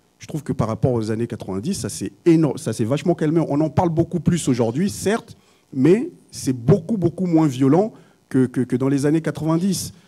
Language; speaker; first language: French; early bilingual, other home language; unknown